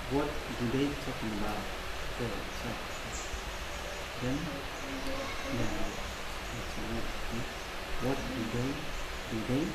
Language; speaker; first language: English; non-native, learner; Indonesian